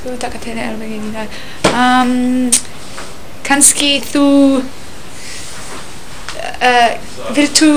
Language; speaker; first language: Icelandic; non-native, learner; English